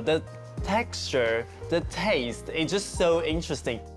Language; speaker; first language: English; non-native, fluent; Chinese